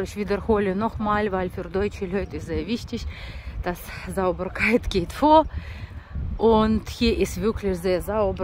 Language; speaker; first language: German; non-native, learner; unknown